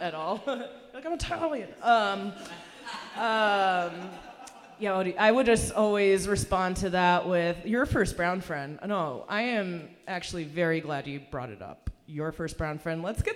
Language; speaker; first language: English; early bilingual, other home language; Persian